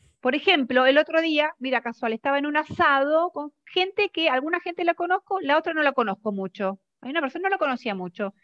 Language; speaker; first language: Spanish; native; Spanish